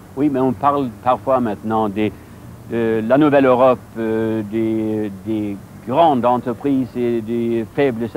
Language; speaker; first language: French; non-native, fluent; Swedish